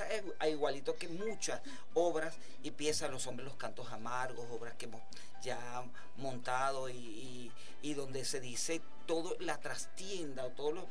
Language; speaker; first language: Spanish; native; Spanish